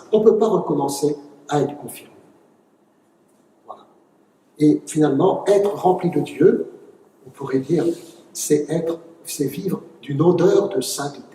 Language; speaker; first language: French; native; French